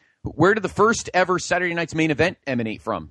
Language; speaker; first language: English; native; English